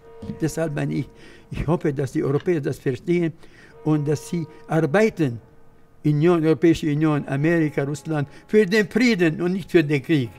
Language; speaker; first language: German; non-native, fluent; Arabic